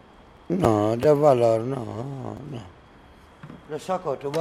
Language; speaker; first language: Spanish; non-native, learner; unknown